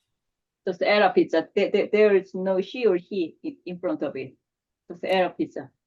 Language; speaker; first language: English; non-native, learner; Korean